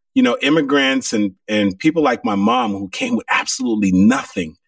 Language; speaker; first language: English; early bilingual, other home language; Haitian Creole